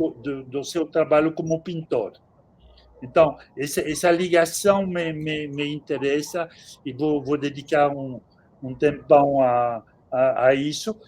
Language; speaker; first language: Portuguese; non-native, fluent; French